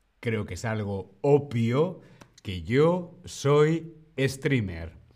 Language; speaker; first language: Spanish; non-native, fluent; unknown